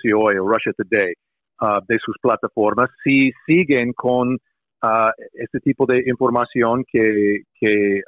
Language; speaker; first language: Spanish; non-native, fluent; English